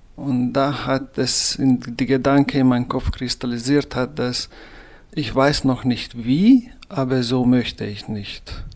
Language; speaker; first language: German; non-native, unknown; Hungarian